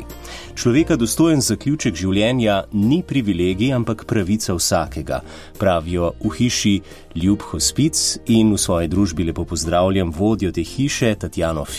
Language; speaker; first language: Slovenian; native; Slovenian